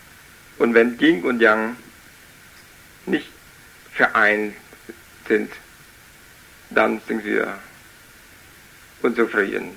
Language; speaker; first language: German; non-native, learner; Vietnamese